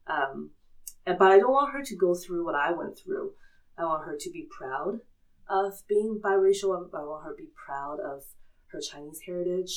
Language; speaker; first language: English; early bilingual, other home language; Chinese